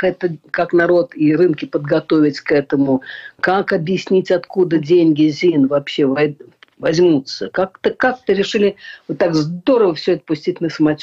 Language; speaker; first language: Russian; native; Russian